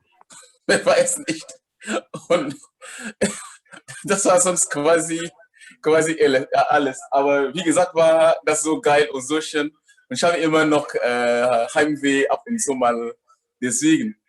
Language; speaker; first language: German; non-native, fluent; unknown